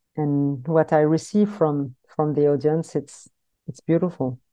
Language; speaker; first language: English; non-native, fluent; French